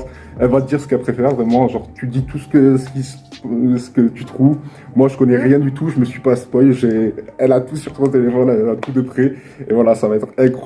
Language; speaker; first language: French; native; French